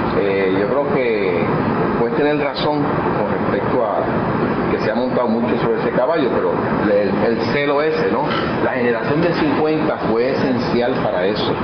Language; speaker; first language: Spanish; native; Spanish